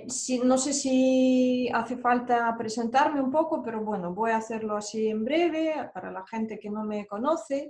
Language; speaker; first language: Spanish; non-native, fluent; Russian